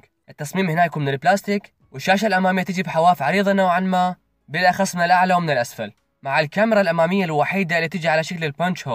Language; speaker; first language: Arabic; native; Arabic